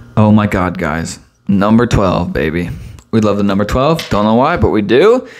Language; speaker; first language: English; native; English